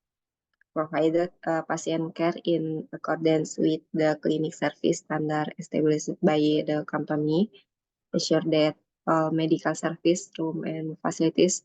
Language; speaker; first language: English; non-native, learner; Indonesian